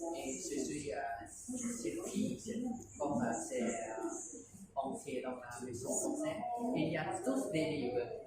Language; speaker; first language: French; non-native, learner; Lao